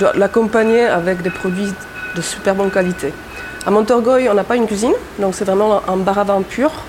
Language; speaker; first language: French; non-native, fluent; Czech